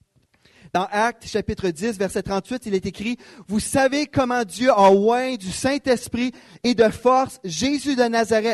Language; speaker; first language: French; native; French